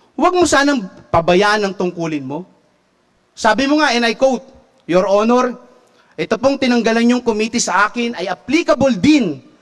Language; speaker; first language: Filipino; native; Filipino